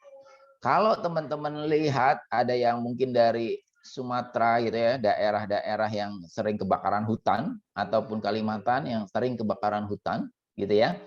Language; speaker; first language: Indonesian; native; Indonesian